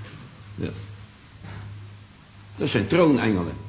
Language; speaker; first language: Dutch; native; Dutch